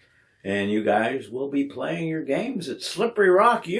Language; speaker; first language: English; native; English